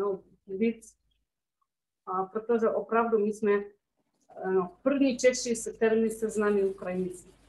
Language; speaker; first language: Czech; early bilingual, heritage; Czech